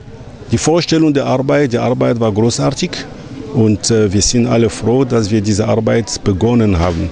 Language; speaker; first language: German; non-native, fluent; French